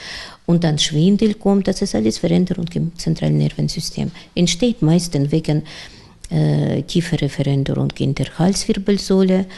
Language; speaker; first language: German; non-native, learner; Russian